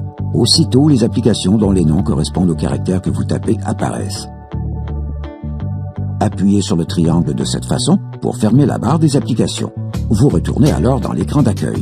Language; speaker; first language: French; native; French